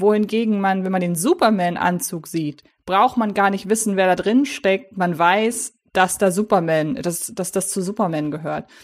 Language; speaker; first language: German; native; German